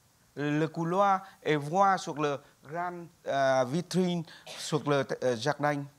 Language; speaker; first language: French; non-native, learner; Vietnamese